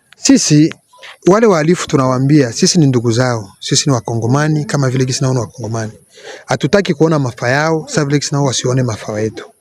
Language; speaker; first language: Swahili; non-native, local second language; Kinyarwanda